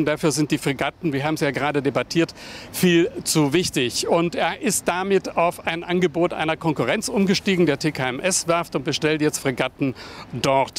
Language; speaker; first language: German; native; German